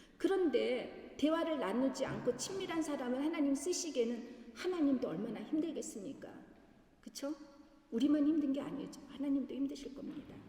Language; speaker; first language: Korean; native; Korean